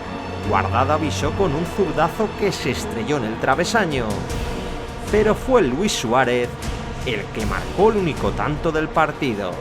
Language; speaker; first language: Spanish; native; Spanish